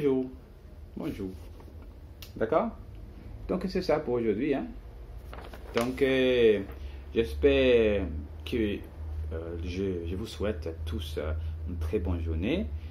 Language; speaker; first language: French; non-native, learner; Portuguese